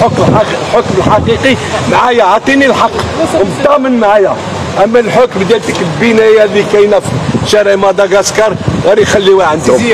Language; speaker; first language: Arabic; native; Arabic